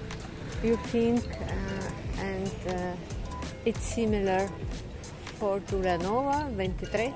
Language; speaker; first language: English; non-native, learner; Italian